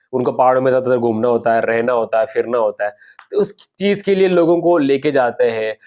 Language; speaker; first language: Hindi; non-native, local second language; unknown